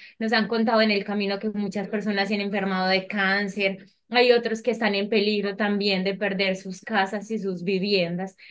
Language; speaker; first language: Spanish; native; Spanish